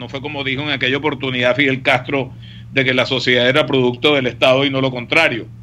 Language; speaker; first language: Spanish; native; Spanish